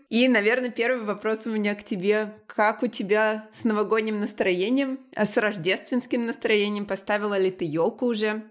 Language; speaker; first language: Russian; native; Russian